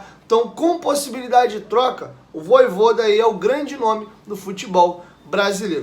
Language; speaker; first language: Portuguese; native; Portuguese